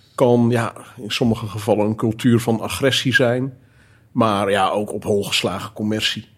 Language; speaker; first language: Dutch; native; Dutch